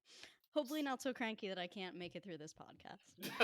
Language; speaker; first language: English; native; English